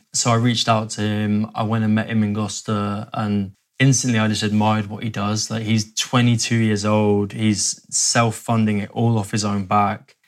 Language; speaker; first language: English; native; English